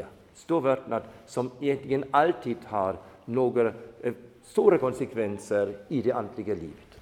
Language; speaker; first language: Swedish; non-native, fluent; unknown